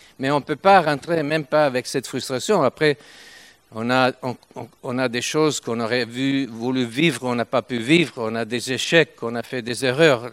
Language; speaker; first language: French; non-native, fluent; Italian